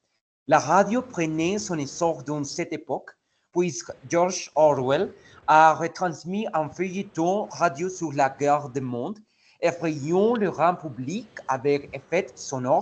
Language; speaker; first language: French; non-native, learner; Spanish